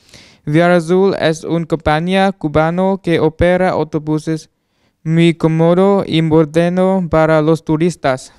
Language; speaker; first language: Spanish; non-native, learner; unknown